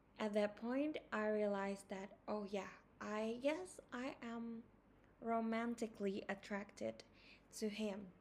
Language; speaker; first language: English; non-native, fluent; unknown